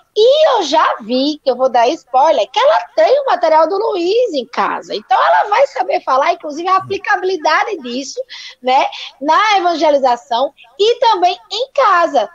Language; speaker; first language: Portuguese; native; Portuguese